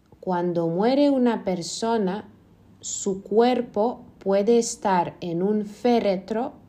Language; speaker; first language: Spanish; non-native, fluent; Lithuanian